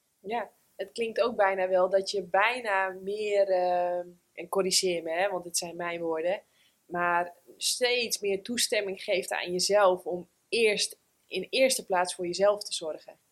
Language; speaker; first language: Dutch; native; Dutch